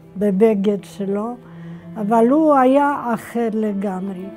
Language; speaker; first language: Hebrew; non-native, fluent; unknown